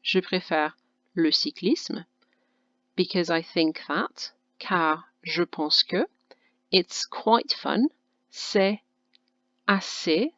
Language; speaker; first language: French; non-native, fluent; English